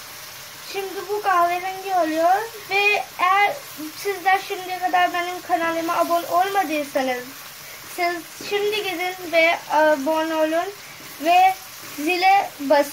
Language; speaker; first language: Turkish; non-native, learner; Urdu